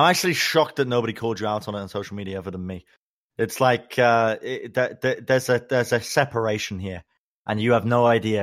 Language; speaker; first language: English; native; English